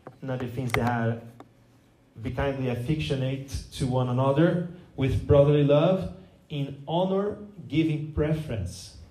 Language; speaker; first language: Swedish; non-native, fluent; Portuguese